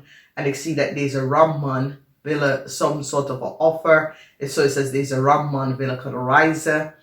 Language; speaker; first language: Dutch; non-native, learner; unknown